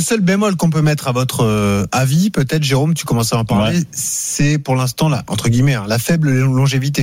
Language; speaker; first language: French; native; French